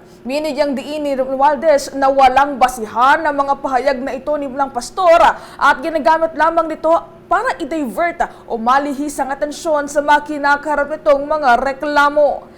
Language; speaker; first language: Filipino; native; Filipino